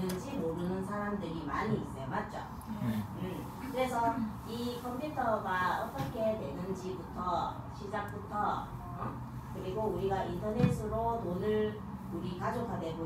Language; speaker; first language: Korean; native; Korean